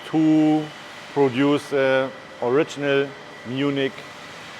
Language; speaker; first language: English; non-native, learner; German